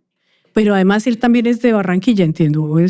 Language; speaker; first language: Spanish; native; Spanish